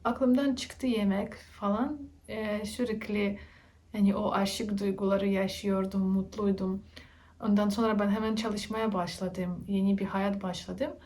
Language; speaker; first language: Turkish; non-native, learner; Russian